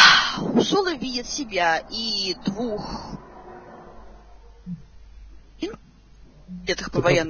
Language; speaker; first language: Russian; native; Russian